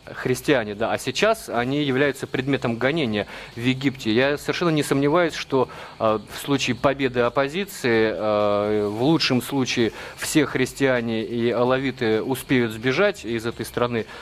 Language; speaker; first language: Russian; native; Russian